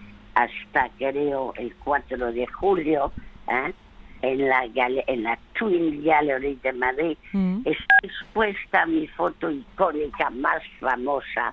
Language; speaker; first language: Spanish; early bilingual, other home language; French